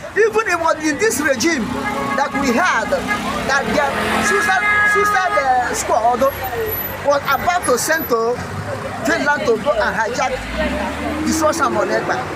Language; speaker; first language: English; non-native, local second language; Igbo